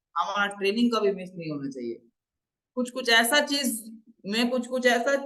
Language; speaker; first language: Hindi; non-native, local second language; Bangla